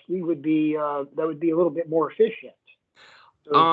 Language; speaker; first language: English; native; English